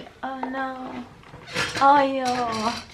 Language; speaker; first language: English; non-native, fluent; Thai